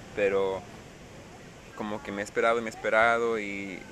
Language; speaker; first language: Spanish; early bilingual, heritage; Spanish